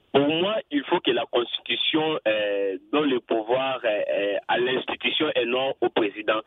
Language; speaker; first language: French; non-native, local second language; Lingala